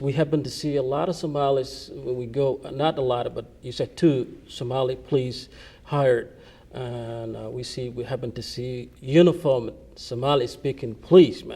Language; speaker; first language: English; non-native, fluent; Somali